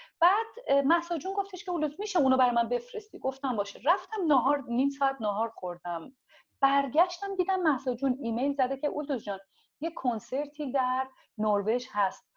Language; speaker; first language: Persian; non-native, local second language; Azerbaijani